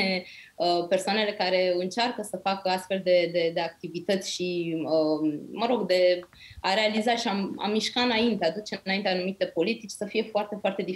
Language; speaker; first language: Romanian; native; Romanian